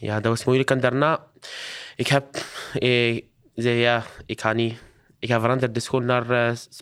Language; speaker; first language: Dutch; non-native, learner; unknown